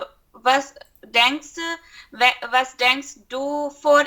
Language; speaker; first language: German; non-native, learner; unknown